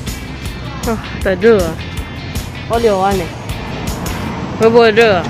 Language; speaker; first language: Chinese; non-native, learner; Filipino